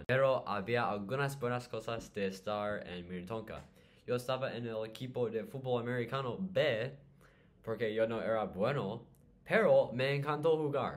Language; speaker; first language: Spanish; non-native, learner; English